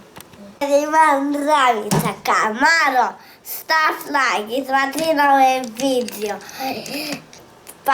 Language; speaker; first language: Russian; early bilingual, heritage; Russian